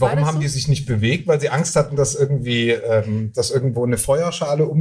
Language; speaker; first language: German; native; German